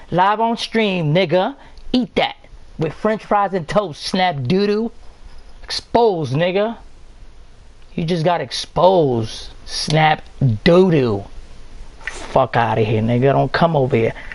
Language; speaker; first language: English; early bilingual, other home language; Spanish